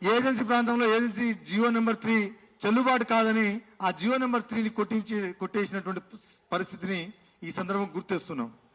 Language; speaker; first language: Telugu; non-native, local second language; Lambadi